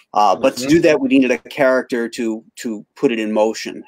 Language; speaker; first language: English; native; English